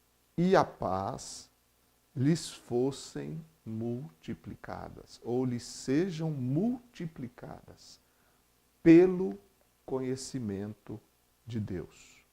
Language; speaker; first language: Portuguese; native; Portuguese